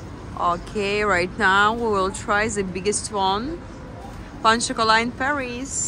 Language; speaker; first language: English; non-native, learner; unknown